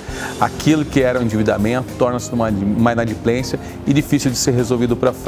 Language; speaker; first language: Portuguese; native; Portuguese